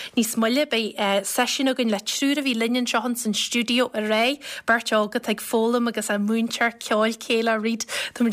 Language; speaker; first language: Irish; native; Irish